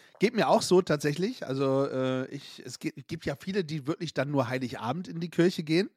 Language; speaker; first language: German; native; German